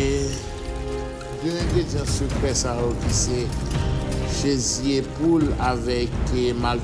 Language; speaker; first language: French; non-native, local second language; Haitian Creole